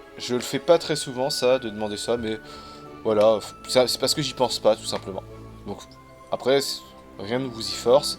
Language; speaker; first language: French; native; French